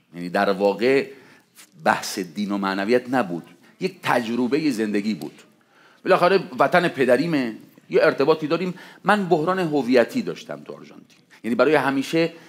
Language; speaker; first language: Persian; non-native, fluent; Spanish